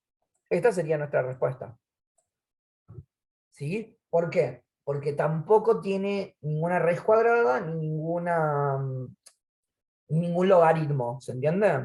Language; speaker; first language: Spanish; native; Spanish